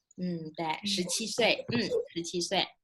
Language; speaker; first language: Chinese; non-native, fluent; Indonesian